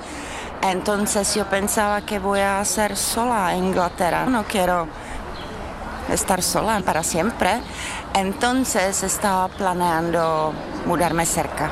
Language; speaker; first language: Spanish; non-native, fluent; Czech